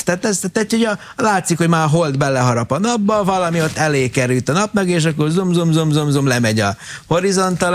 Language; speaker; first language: Hungarian; native; Hungarian